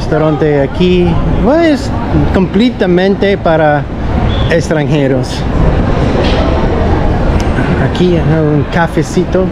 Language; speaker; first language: Spanish; non-native, learner; English